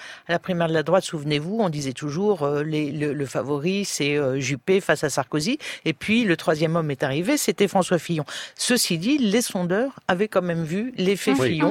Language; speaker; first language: French; native; French